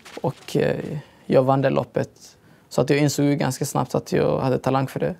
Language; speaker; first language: Swedish; early bilingual, other home language; Somali